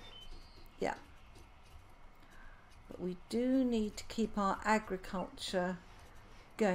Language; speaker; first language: English; native; English